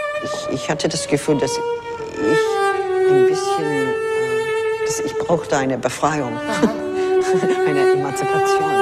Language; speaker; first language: German; non-native, fluent; English